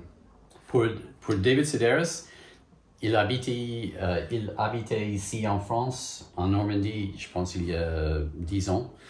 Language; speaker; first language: French; non-native, fluent; English